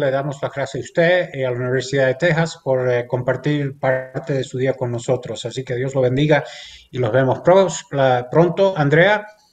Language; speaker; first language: Spanish; native; Spanish